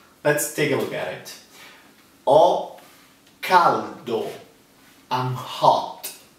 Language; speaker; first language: English; non-native, fluent; Italian